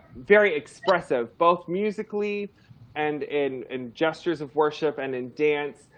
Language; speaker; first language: English; native; English